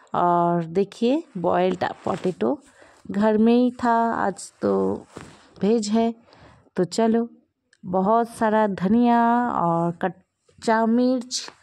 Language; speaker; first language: Hindi; non-native, local second language; Bangla